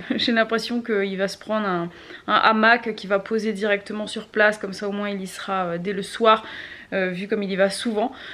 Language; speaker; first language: French; native; French